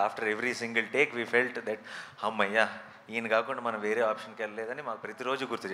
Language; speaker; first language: Telugu; native; Telugu